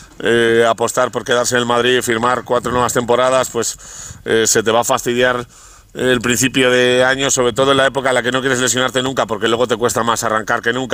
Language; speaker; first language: Spanish; native; Spanish